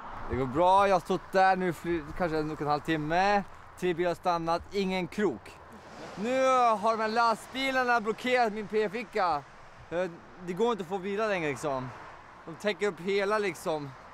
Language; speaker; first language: Swedish; native; Swedish